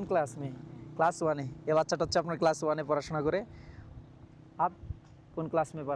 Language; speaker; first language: Hindi; non-native, learner; Bangla